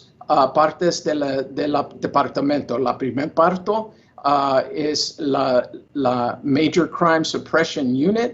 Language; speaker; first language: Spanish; non-native, learner; English